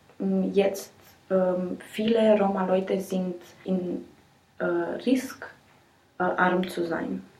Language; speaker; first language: German; non-native, learner; Romanian